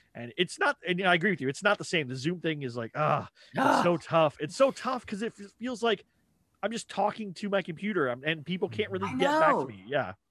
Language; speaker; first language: English; native; English